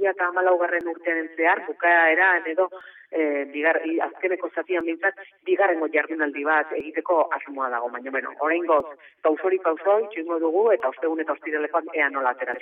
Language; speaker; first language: Basque; native; Basque